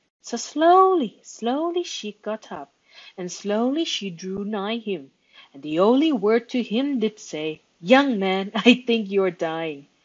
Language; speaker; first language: English; non-native, fluent; Thai